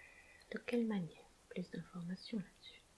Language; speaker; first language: French; native; French